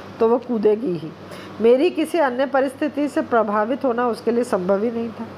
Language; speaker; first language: Hindi; non-native, local second language; Bangla